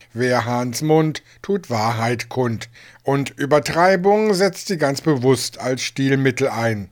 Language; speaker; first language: German; native; German